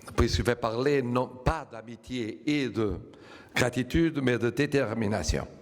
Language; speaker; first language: French; non-native, fluent; Portuguese